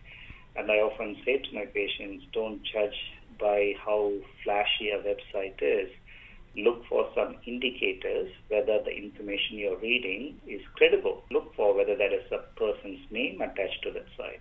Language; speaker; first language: English; non-native, local second language; Tamil